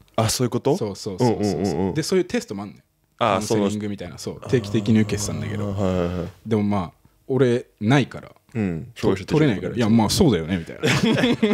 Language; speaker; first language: Japanese; native; Japanese